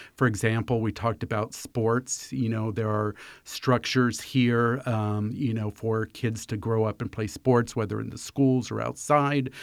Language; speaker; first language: English; native; English